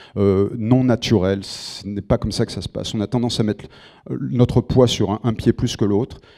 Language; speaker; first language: French; native; French